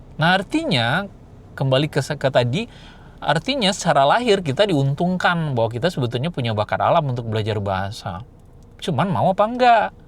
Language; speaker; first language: Indonesian; non-native, local second language; Minangkabau